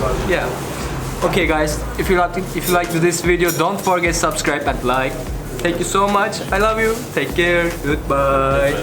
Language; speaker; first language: English; non-native, learner; Turkish